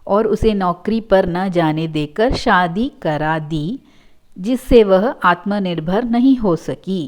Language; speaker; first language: Hindi; non-native, local second language; Malayalam